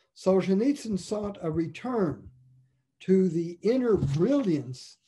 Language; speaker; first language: English; native; English